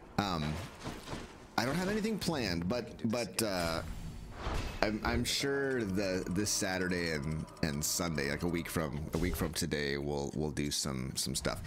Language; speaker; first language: English; native; English